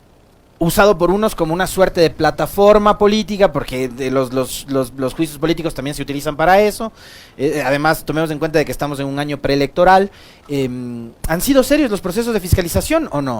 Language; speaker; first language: Spanish; native; Spanish